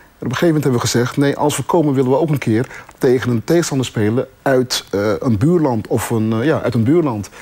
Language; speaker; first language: Dutch; early bilingual, other home language; Sranan Tongo